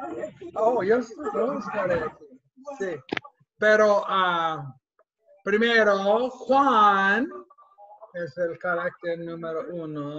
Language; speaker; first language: Spanish; non-native, fluent; English